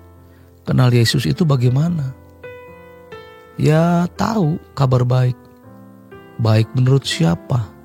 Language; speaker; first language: Indonesian; native; Indonesian